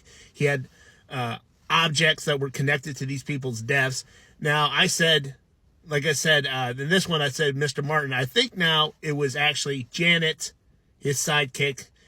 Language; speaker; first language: English; native; English